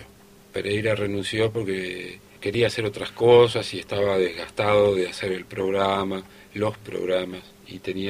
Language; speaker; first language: Spanish; native; Spanish